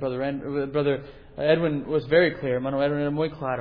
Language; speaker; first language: English; native; English